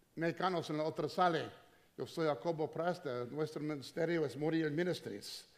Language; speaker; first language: Spanish; non-native, learner; English